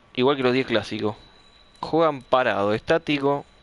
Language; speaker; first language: Spanish; native; Spanish